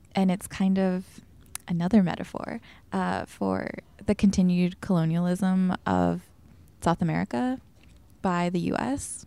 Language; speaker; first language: English; early bilingual, other home language; Spanish